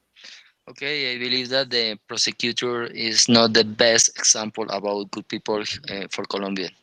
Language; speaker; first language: English; non-native, learner; Spanish